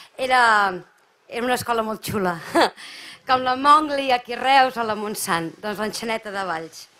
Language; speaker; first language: Catalan; native; Catalan